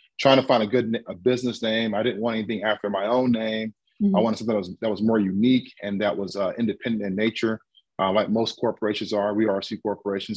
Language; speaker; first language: English; native; English